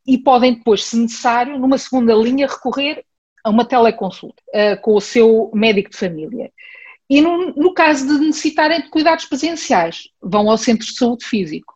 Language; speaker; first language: Portuguese; early bilingual, heritage; Portuguese